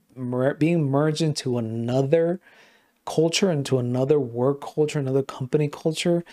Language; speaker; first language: English; non-native, fluent; Spanish